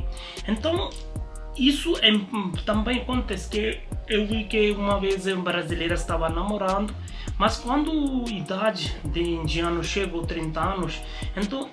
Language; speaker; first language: Portuguese; non-native, learner; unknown